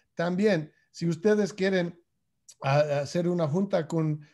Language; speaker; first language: Spanish; non-native, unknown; English